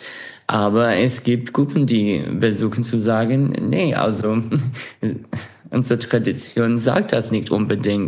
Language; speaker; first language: German; non-native, fluent; English